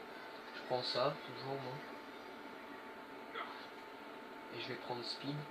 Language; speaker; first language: French; native; French